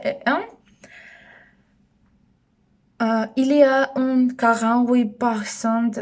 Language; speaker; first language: French; non-native, learner; Spanish